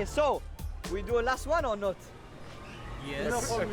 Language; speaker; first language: English; non-native, learner; French